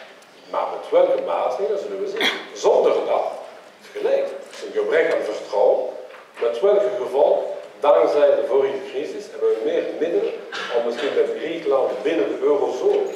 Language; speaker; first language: Dutch; non-native, local second language; French